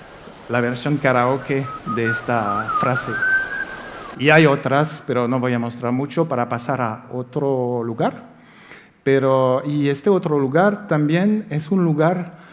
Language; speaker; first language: Spanish; non-native, fluent; French